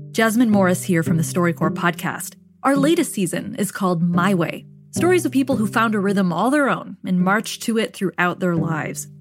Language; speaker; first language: English; early bilingual, other home language; Spanish